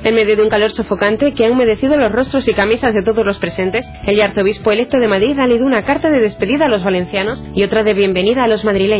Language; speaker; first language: Spanish; native; Spanish